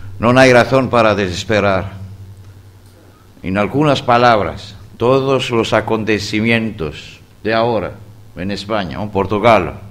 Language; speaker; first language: Spanish; non-native, fluent; Greek